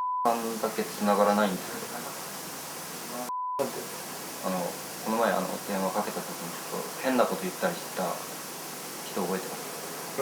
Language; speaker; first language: Japanese; native; Japanese